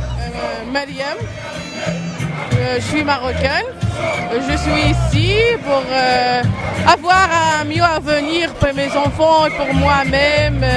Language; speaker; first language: French; non-native, learner; Arabic